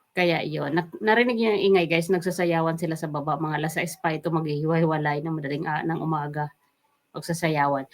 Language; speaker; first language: Filipino; native; Filipino